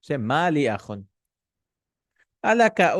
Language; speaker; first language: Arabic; non-native, fluent; Urdu